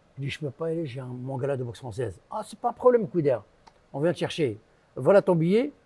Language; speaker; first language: French; early bilingual, other home language; Arabic